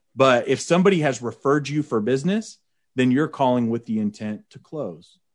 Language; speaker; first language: English; native; English